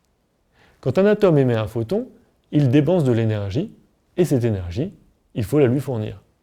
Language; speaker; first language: French; native; French